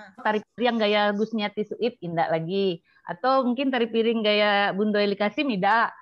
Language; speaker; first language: Indonesian; non-native, local second language; Minangkabau